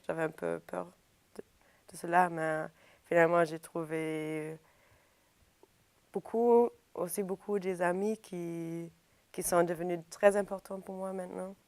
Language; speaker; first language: French; non-native, fluent; German